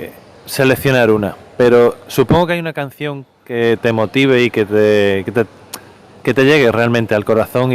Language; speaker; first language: Spanish; native; Spanish